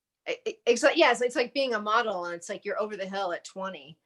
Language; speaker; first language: English; native; English